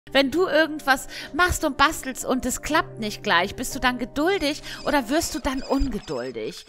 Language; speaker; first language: German; native; German